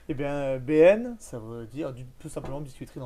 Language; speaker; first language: French; native; French